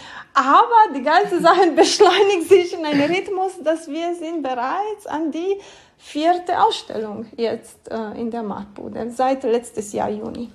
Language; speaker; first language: German; non-native, learner; Romanian